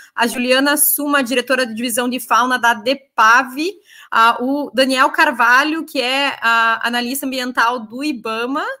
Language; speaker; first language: Portuguese; native; Portuguese